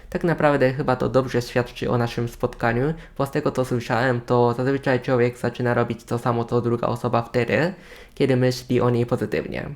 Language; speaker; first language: Polish; non-native, fluent; Japanese